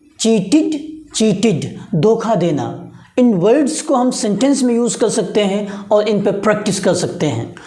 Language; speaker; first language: Urdu; native; Urdu